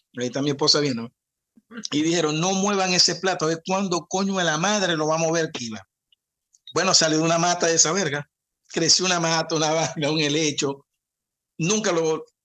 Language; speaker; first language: Spanish; native; Spanish